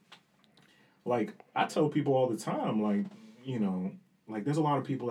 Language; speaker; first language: English; early bilingual, other home language; Spanish